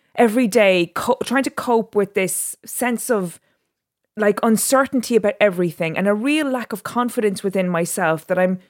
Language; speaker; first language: English; native; English